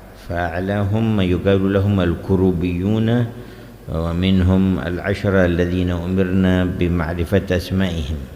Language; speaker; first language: Arabic; native; Arabic